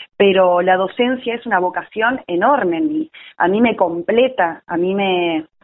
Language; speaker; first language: Spanish; native; Spanish